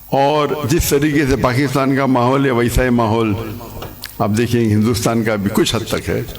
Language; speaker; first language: Urdu; non-native, local second language; English